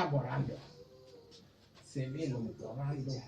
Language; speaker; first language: Spanish; non-native, learner; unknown